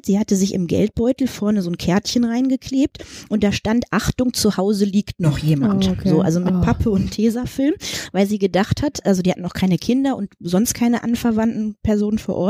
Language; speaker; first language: German; native; German